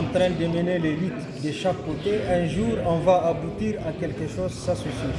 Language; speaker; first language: French; non-native, local second language; Tamasheq